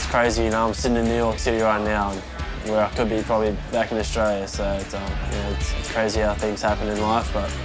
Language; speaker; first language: English; native; English